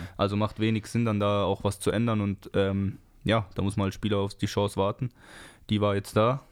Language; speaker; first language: German; native; German